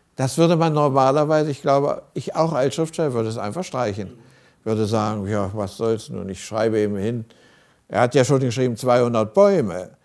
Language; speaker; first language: German; native; German